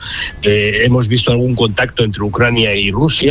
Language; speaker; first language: Spanish; native; Spanish